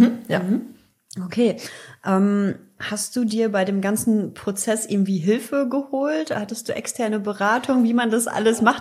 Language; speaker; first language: German; native; German